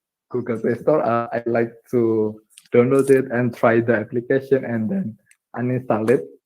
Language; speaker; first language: English; non-native, learner; Indonesian